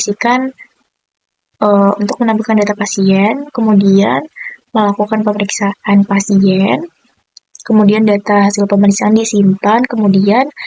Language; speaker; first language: Indonesian; native; Indonesian